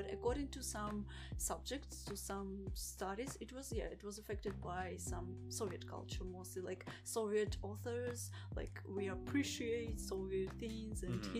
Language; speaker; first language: English; non-native, fluent; Russian